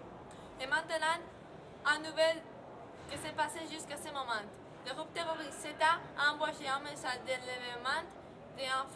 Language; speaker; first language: French; non-native, learner; Spanish